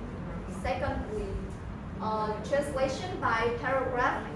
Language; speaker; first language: English; non-native, learner; Vietnamese